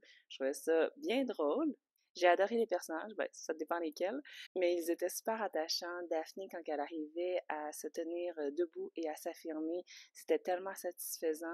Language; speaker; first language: French; native; French